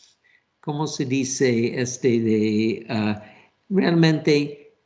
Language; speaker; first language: Spanish; non-native, fluent; English